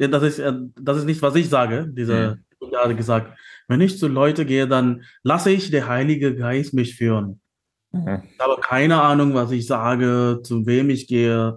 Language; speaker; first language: German; non-native, learner; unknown